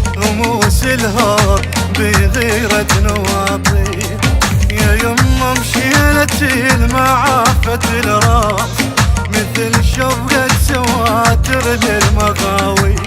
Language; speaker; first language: Arabic; native; Arabic